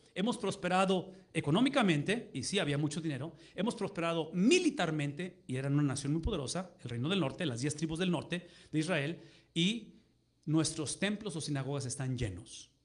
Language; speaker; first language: Spanish; native; Spanish